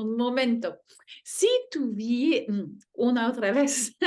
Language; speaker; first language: Spanish; non-native, learner; French